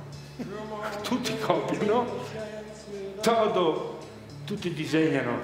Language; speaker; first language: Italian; non-native, fluent; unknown